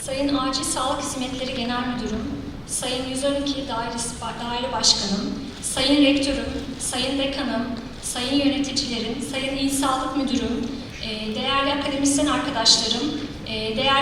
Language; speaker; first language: Turkish; native; Turkish